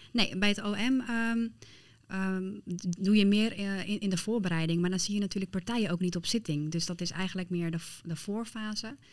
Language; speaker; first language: Dutch; early bilingual, other home language; Persian